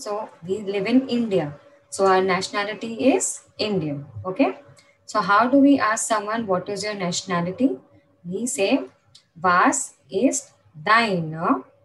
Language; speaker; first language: English; non-native, local second language; Marathi